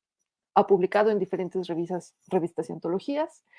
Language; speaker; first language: Spanish; native; Spanish